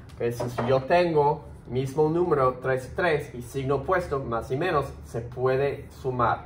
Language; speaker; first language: Spanish; early bilingual, heritage; Spanish